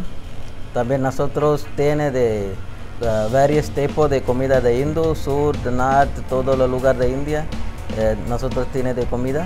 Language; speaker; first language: Spanish; non-native, learner; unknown